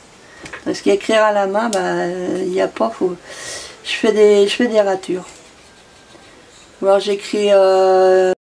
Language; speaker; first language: French; native; French